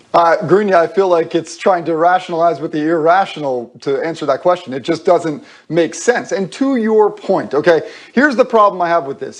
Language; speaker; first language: English; native; English